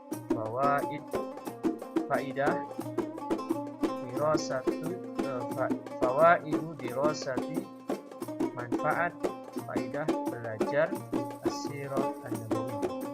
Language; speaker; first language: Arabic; non-native, fluent; Indonesian